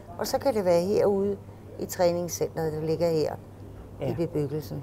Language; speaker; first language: Danish; native; Danish